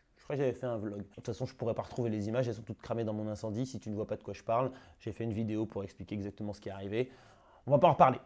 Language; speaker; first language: French; native; French